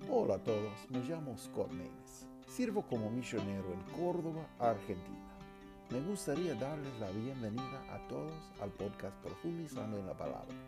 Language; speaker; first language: Spanish; non-native, fluent; English